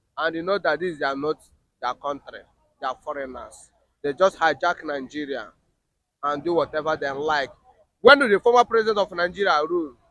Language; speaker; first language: Nigerian Pidgin; non-native, local second language; Igbo